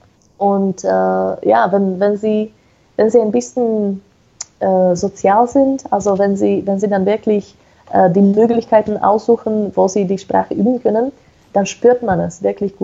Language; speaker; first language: German; non-native, fluent; Slovak